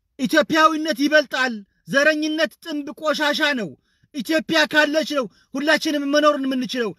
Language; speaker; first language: Amharic; non-native, local second language; Tigrinya